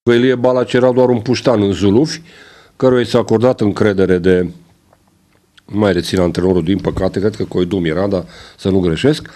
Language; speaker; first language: Romanian; native; Romanian